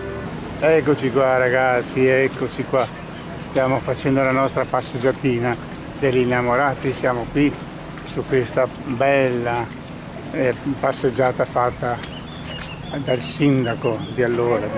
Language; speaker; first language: Italian; native; Italian